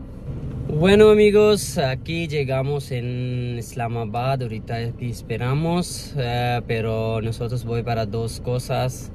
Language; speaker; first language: Spanish; non-native, learner; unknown